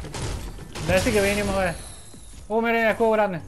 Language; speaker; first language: Spanish; native; Spanish